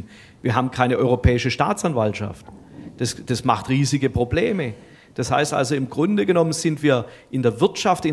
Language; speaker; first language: German; native; German